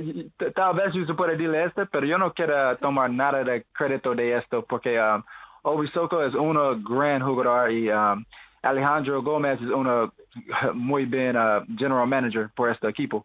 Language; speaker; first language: Spanish; non-native, learner; English